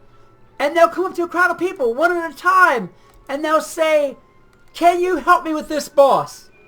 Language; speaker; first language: English; native; English